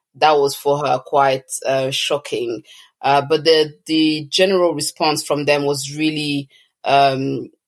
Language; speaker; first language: English; early bilingual, other home language; French